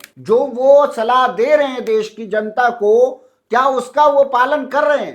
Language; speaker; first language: Hindi; native; Hindi